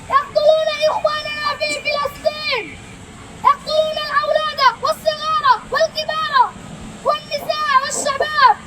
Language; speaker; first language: Arabic; non-native, learner; Bangla